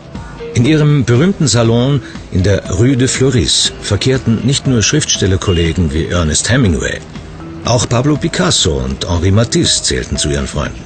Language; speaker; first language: German; native; German